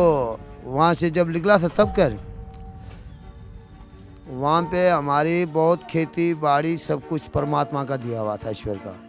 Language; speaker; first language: Urdu; non-native, local second language; Sindhi